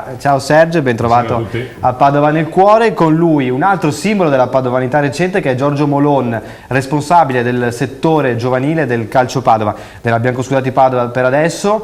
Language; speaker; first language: Italian; native; Italian